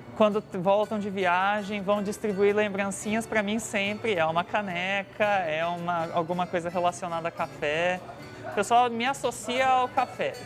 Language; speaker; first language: Portuguese; native; Portuguese